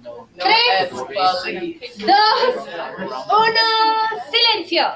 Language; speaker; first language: Spanish; non-native, fluent; English